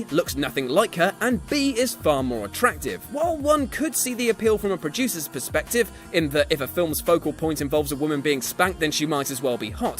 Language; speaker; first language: English; native; English